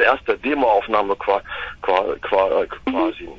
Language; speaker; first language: German; native; German